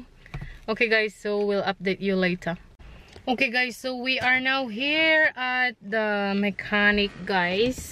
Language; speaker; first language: English; non-native, local second language; Filipino